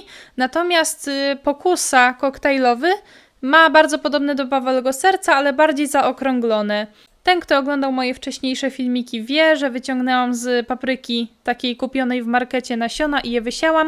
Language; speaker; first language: Polish; native; Polish